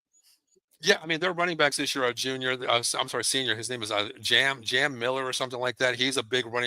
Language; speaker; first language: English; native; English